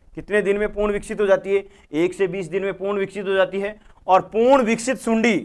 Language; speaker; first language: Hindi; native; Hindi